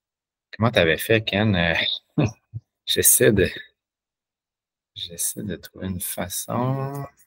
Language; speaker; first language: French; native; French